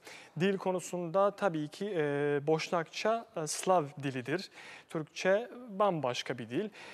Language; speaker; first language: Turkish; non-native, fluent; Bosnian